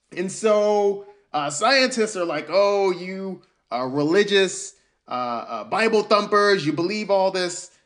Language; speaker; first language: English; early bilingual, other home language; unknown